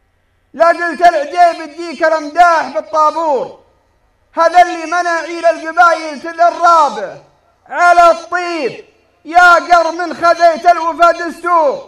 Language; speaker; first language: Arabic; native; Arabic